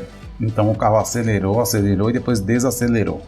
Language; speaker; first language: Portuguese; native; Portuguese